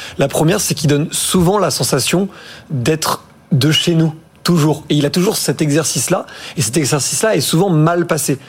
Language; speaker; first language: French; native; French